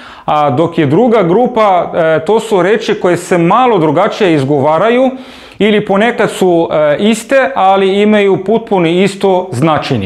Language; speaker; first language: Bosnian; non-native, fluent; Arabic